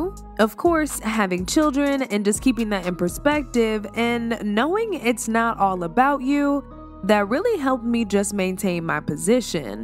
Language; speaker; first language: English; native; English